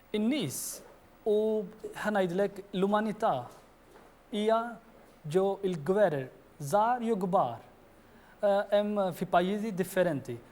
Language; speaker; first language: Maltese; non-native, fluent; Urdu